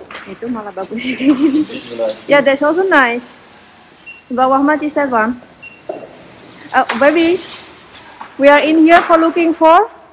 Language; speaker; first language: English; non-native, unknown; Indonesian